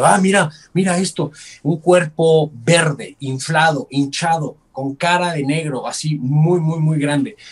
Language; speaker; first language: Spanish; native; Spanish